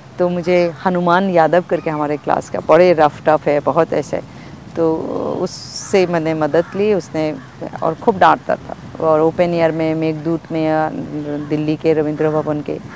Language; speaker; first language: Hindi; non-native, local second language; Bangla